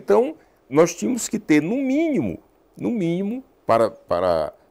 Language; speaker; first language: Portuguese; native; Portuguese